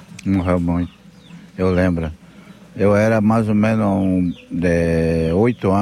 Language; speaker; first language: Portuguese; non-native, local second language; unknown